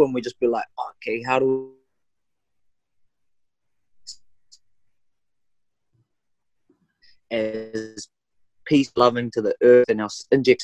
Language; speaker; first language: English; non-native, local second language; Māori